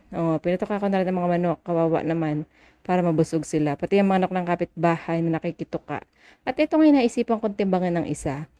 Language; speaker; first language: Filipino; native; Filipino